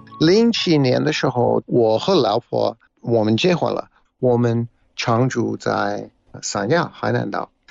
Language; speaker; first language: Chinese; non-native, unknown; English